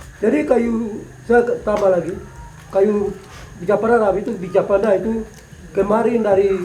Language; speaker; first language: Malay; non-native, local second language; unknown